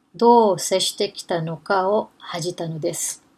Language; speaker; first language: Japanese; non-native, fluent; Filipino